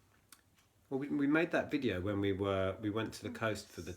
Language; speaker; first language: English; native; English